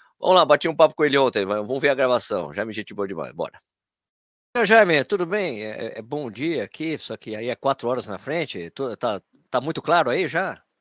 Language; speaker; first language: Portuguese; native; Portuguese